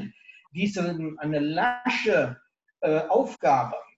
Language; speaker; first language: German; non-native, local second language; Italian